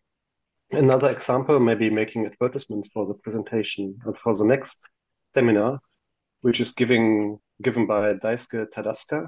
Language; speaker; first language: English; non-native, fluent; German